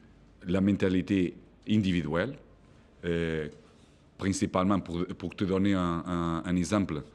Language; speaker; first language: French; non-native, fluent; Portuguese